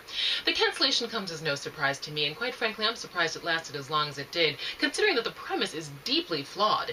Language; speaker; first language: English; native; English